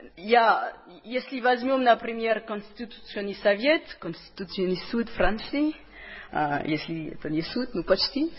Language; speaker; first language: Russian; non-native, fluent; French